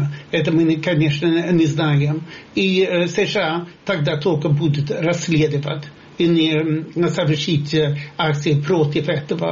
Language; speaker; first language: Russian; non-native, fluent; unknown